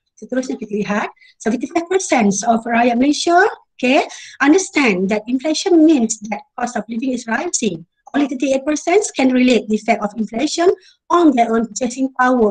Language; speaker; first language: English; non-native, local second language; Malay